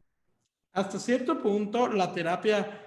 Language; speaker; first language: Spanish; native; Spanish